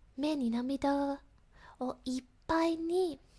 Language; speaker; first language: Japanese; non-native, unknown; English